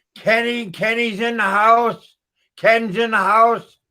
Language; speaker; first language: English; native; English